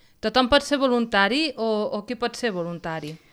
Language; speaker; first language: Catalan; native; Catalan